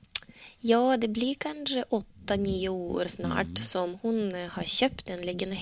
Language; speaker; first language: Swedish; non-native, learner; Russian